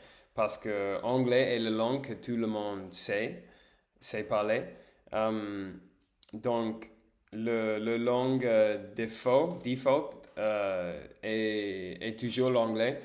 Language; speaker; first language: French; non-native, learner; English